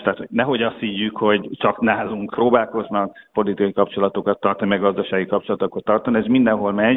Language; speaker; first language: Hungarian; native; Hungarian